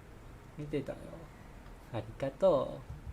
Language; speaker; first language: Japanese; non-native, learner; Chinese